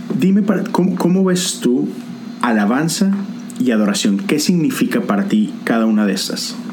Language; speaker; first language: Spanish; native; Spanish